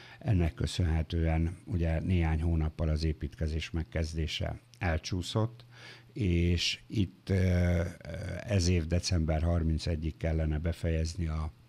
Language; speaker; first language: Hungarian; native; Hungarian